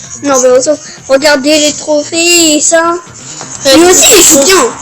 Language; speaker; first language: French; early bilingual, other home language; Romanian